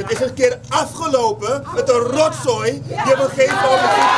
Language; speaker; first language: Dutch; native; Dutch